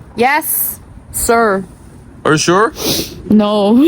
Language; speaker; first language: English; non-native, fluent; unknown